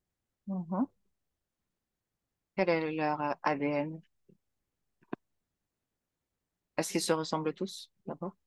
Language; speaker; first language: French; native; French